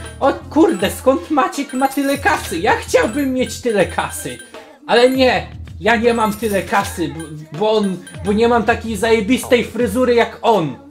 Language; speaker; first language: Polish; native; Polish